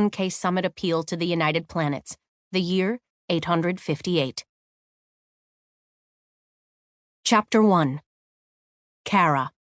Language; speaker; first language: English; native; English